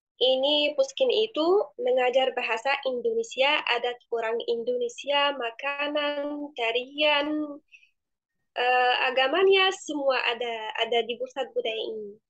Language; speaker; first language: Indonesian; non-native, fluent; Arabic